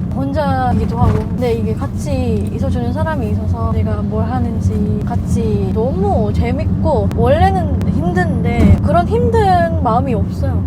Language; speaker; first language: Korean; non-native, fluent; Indonesian